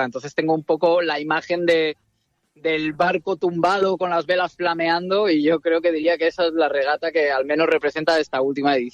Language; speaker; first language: Spanish; native; Spanish